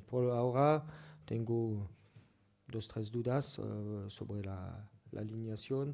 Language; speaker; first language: Spanish; non-native, fluent; French